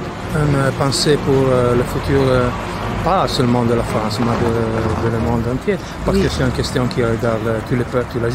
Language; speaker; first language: French; non-native, learner; Italian